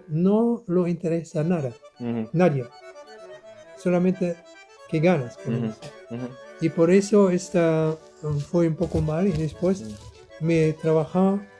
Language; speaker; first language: Spanish; non-native, learner; German